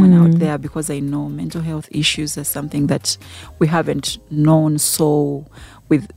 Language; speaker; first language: English; non-native, local second language; Ganda